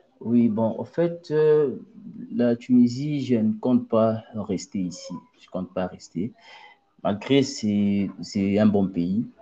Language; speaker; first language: French; non-native, local second language; Luba-Lulua